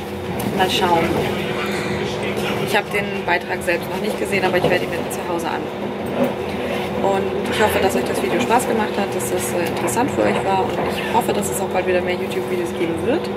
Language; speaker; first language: German; native; German